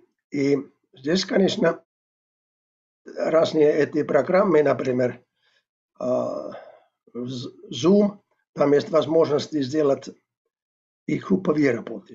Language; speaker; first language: Russian; non-native, fluent; Finnish